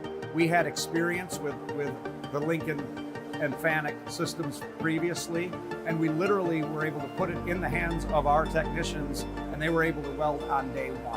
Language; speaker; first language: English; native; English